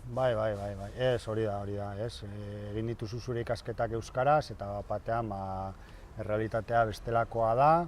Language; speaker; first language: Basque; non-native, local second language; Spanish